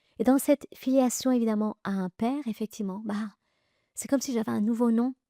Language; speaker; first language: French; early bilingual, other home language; Persian